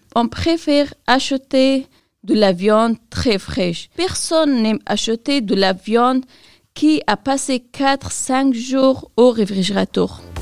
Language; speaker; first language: French; non-native, learner; Persian